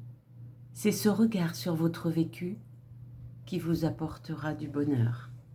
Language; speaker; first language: French; native; French